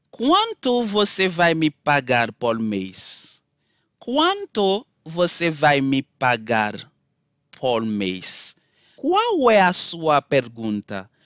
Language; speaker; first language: Portuguese; non-native, fluent; Haitian Creole